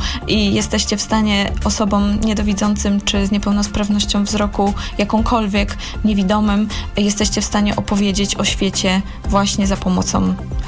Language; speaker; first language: Polish; native; Polish